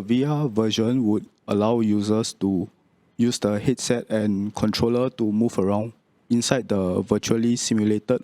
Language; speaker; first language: English; non-native, local second language; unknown